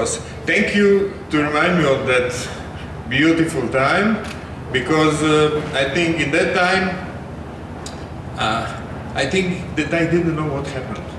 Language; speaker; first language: English; non-native, learner; Serbian